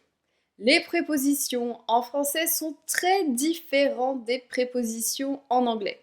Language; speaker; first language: French; native; French